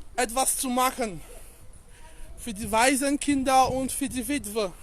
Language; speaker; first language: German; non-native, learner; French